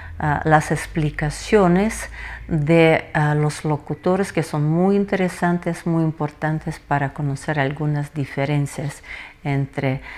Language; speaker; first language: Spanish; non-native, fluent; Russian